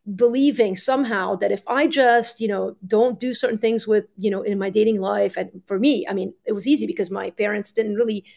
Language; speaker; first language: English; early bilingual, other home language; Arabic